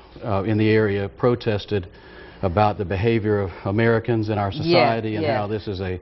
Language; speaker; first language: English; native; English